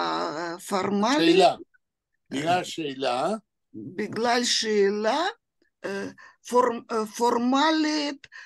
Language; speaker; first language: Hebrew; non-native, fluent; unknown